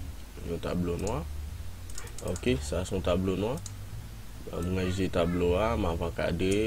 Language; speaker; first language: French; non-native, learner; Haitian Creole